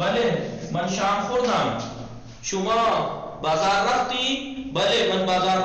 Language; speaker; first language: Persian; non-native, fluent; Urdu